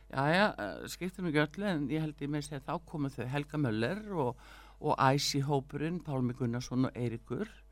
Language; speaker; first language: Icelandic; early bilingual, heritage; Icelandic